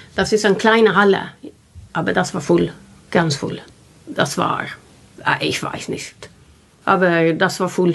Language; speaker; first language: German; non-native, learner; Swedish